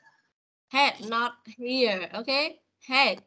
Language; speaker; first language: English; non-native, fluent; Vietnamese